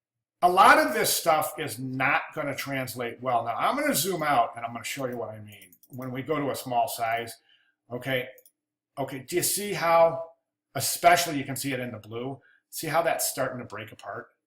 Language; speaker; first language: English; native; English